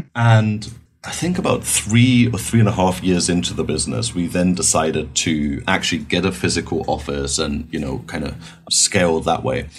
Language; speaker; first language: English; non-native, fluent; German